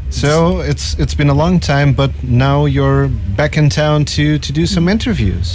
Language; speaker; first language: English; non-native, fluent; Portuguese